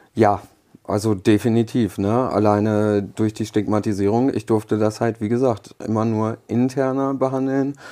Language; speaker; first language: German; early bilingual, other home language; Polish